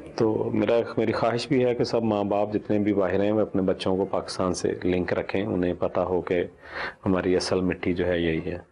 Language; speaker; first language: Urdu; non-native, local second language; Punjabi